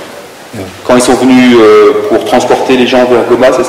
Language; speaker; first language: French; native; French